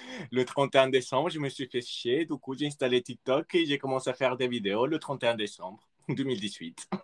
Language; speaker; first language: French; early bilingual, other home language; Spanish